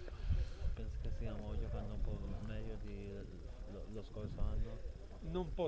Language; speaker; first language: Italian; non-native, fluent; Maltese